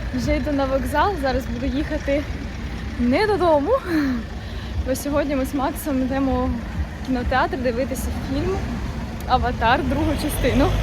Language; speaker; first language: Ukrainian; non-native, local second language; Russian